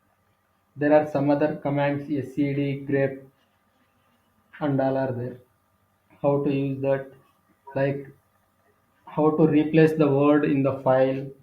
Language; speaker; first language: English; non-native, local second language; Telugu